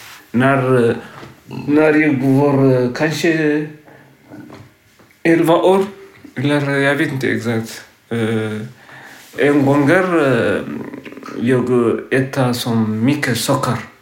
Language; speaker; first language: Swedish; non-native, learner; Tigrinya